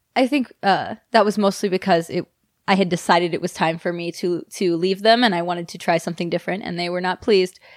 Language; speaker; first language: English; native; English